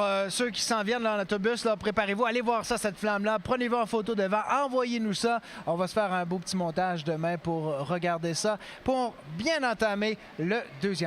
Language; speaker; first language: French; native; French